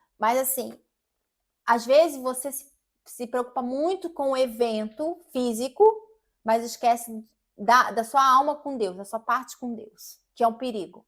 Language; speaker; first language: Portuguese; native; Portuguese